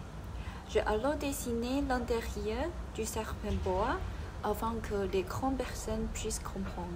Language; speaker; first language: French; non-native, learner; Chinese